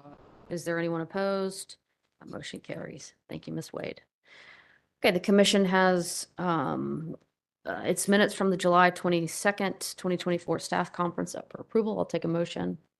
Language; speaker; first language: English; native; English